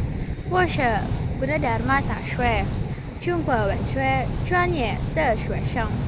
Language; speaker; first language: Chinese; non-native, learner; Indonesian